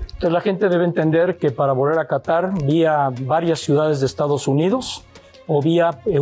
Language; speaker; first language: Spanish; native; Spanish